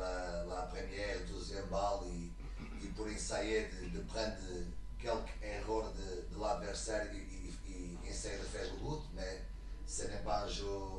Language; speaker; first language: French; non-native, learner; Portuguese